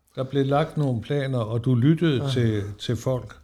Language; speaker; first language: Danish; native; Danish